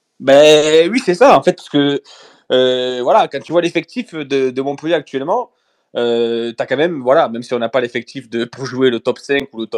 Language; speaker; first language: French; native; French